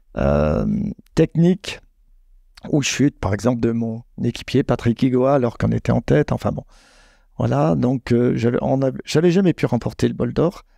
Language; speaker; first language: French; native; French